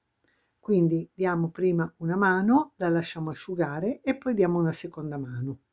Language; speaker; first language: Italian; native; Italian